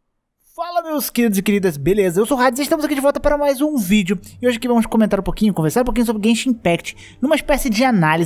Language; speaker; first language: Portuguese; native; Portuguese